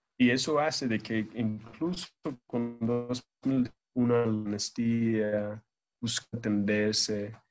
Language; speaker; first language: Spanish; non-native, fluent; English